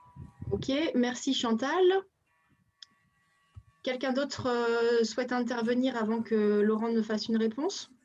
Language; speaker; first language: French; native; French